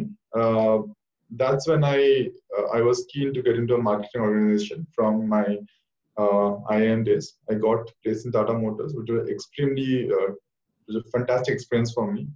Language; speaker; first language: English; non-native, local second language; Bangla